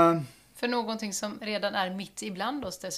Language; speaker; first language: Swedish; native; Swedish